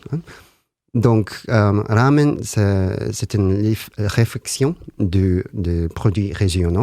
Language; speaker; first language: French; non-native, learner; Japanese